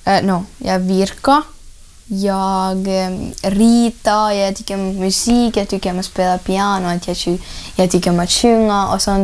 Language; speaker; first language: Swedish; non-native, learner; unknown